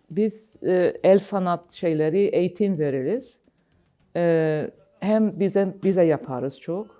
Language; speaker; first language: Turkish; non-native, learner; English